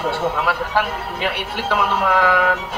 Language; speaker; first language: Indonesian; native; Indonesian